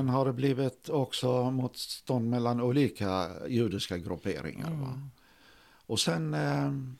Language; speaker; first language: Swedish; non-native, fluent; Arabic